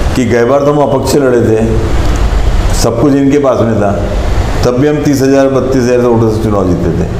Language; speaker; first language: Hindi; non-native, local second language; Marathi